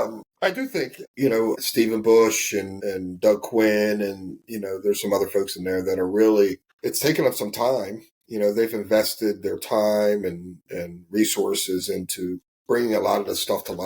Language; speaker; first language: English; native; English